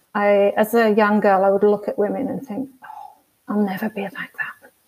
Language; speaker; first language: English; native; English